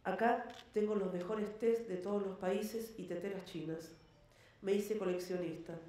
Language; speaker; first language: Spanish; native; Spanish